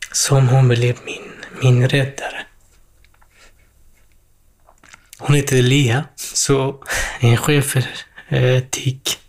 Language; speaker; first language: Swedish; non-native, learner; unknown